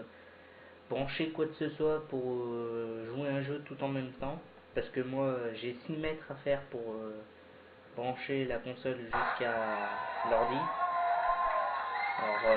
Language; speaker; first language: French; native; French